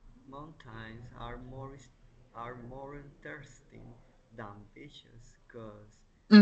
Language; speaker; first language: English; non-native, learner; Spanish